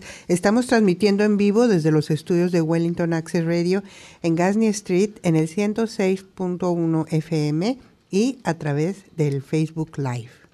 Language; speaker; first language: Spanish; native; Spanish